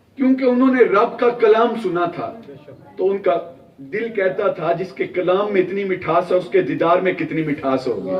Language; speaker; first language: Urdu; non-native, local second language; Punjabi